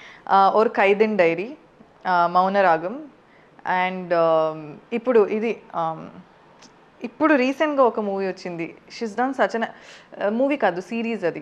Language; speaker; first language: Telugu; non-native, fluent; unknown